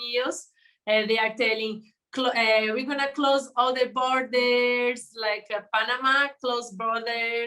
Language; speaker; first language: English; non-native, learner; Portuguese